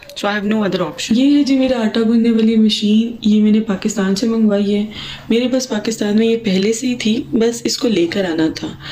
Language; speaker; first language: Urdu; native; Urdu